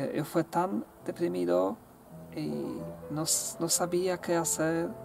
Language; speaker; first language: Spanish; non-native, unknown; Polish